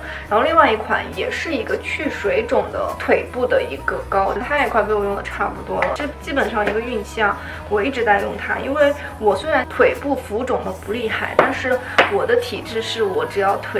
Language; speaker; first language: Chinese; native; Chinese